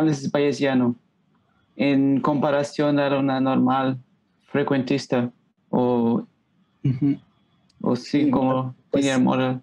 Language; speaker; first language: Spanish; non-native, learner; Portuguese